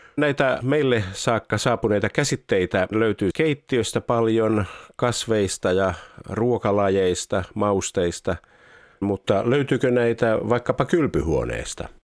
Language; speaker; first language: Finnish; native; Finnish